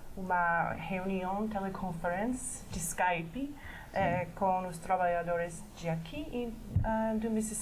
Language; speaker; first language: Portuguese; non-native, fluent; English